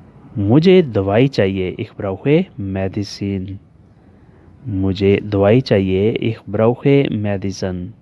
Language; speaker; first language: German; non-native, learner; Urdu